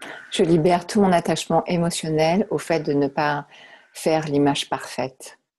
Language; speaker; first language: French; native; French